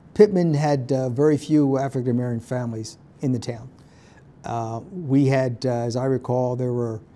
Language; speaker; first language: English; native; English